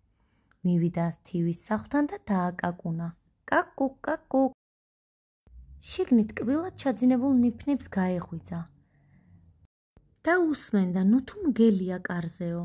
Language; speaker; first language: Georgian; native; Georgian